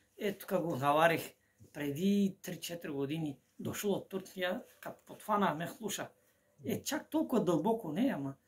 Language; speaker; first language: Bulgarian; non-native, local second language; Turkish